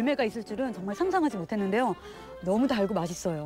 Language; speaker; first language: Korean; native; Korean